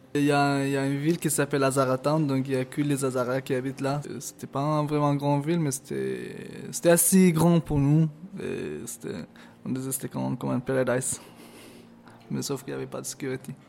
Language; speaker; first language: French; non-native, fluent; Persian